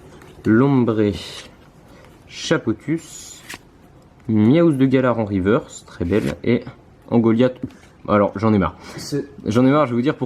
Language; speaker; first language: French; native; French